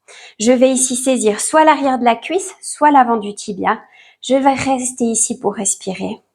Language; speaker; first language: French; native; French